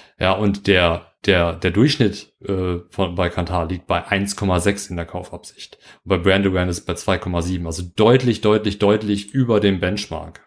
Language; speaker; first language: German; native; German